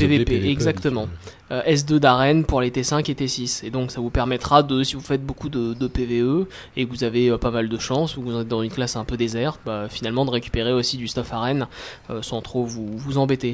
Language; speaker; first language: French; native; French